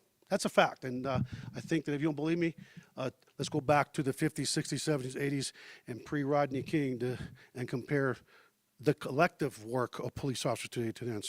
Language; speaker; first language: English; early bilingual, heritage; Spanish